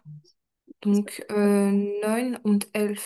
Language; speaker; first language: German; non-native, learner; French